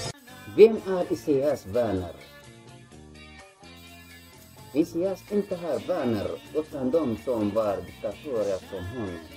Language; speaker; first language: Swedish; non-native, learner; Tigrinya